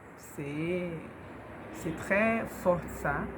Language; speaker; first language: French; non-native, learner; Portuguese